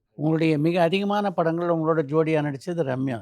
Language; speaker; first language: Tamil; native; Tamil